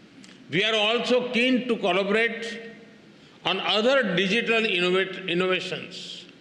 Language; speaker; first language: English; non-native, local second language; Hindi